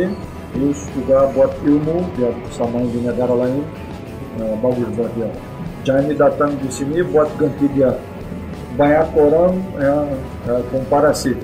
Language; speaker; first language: Indonesian; non-native, fluent; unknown